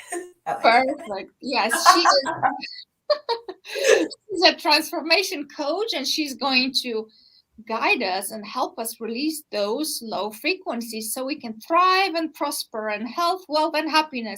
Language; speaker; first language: English; non-native, fluent; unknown